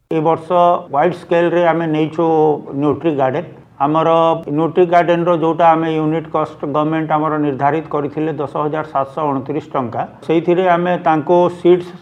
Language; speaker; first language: Odia; native; Odia